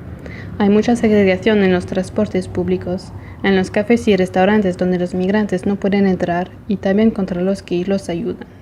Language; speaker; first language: Spanish; non-native, fluent; Portuguese